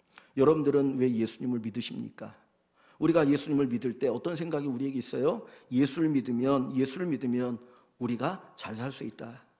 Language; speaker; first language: Korean; native; Korean